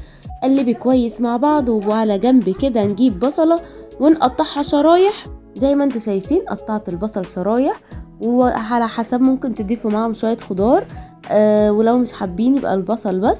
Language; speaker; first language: Arabic; native; Arabic